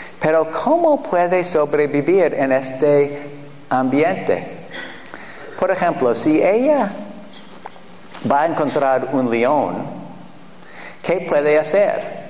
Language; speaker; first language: Spanish; non-native, fluent; English